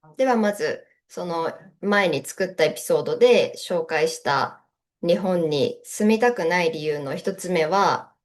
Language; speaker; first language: Japanese; native; Japanese